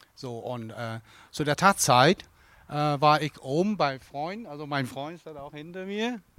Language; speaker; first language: German; non-native, fluent; Vietnamese